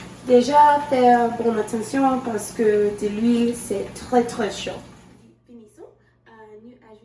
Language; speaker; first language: French; non-native, learner; English